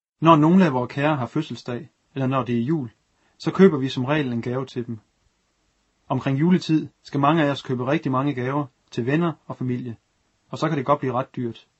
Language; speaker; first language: Danish; native; Danish